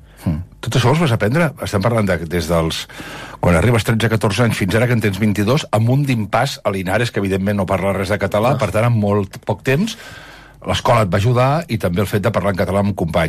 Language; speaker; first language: Catalan; native; Catalan